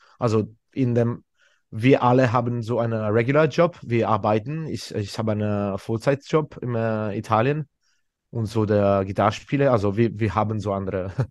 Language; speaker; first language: German; non-native, fluent; Italian